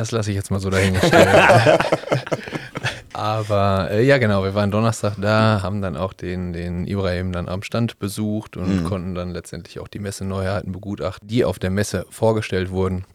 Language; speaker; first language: German; native; German